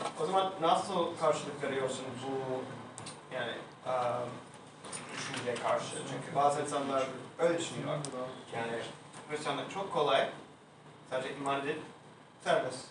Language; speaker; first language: Turkish; non-native, fluent; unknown